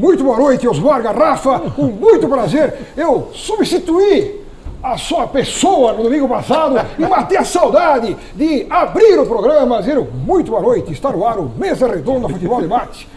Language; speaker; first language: Portuguese; native; Portuguese